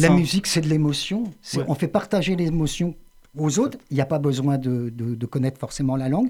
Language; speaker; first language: French; native; French